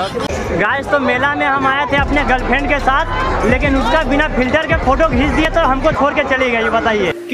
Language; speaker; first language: Hindi; native; Hindi